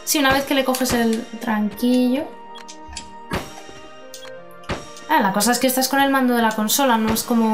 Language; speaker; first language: Spanish; native; Spanish